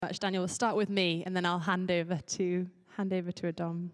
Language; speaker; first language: English; native; English